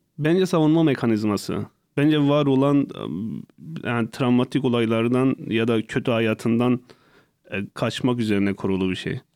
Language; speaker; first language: Turkish; non-native, local second language; Kurdish